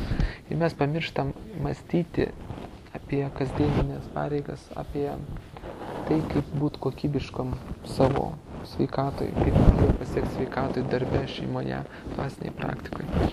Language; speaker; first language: Lithuanian; native; Lithuanian